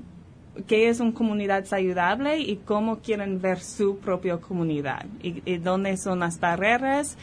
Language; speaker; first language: Spanish; early bilingual, heritage; Spanish